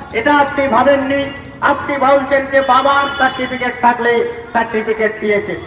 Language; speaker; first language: Bangla; non-native, local second language; Santali